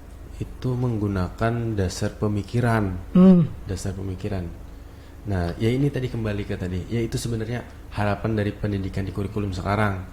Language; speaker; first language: Indonesian; non-native, local second language; Banjar